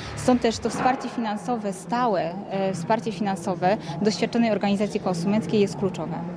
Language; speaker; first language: Polish; native; Polish